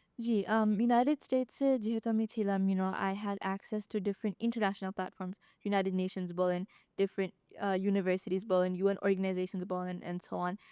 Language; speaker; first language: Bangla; early bilingual, heritage; Bangla